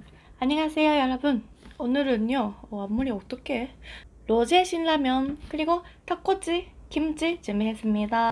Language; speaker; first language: Korean; non-native, fluent; Japanese